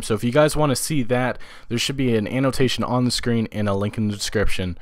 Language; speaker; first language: English; native; English